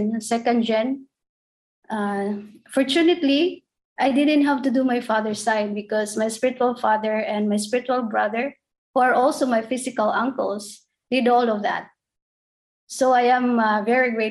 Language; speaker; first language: English; non-native, local second language; Cebuano